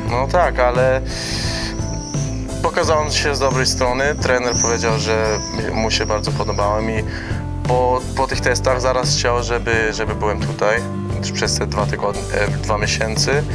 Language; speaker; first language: Polish; early bilingual, heritage; Polish